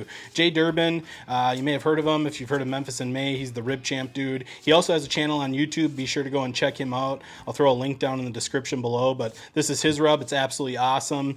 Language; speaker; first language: English; native; English